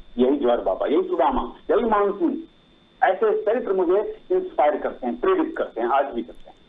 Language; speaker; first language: Hindi; non-native, local second language; Maithili